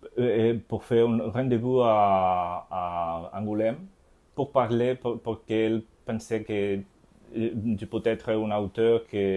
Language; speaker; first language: French; non-native, learner; Spanish